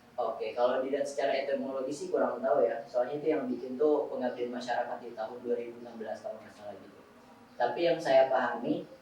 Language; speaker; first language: Indonesian; native; Indonesian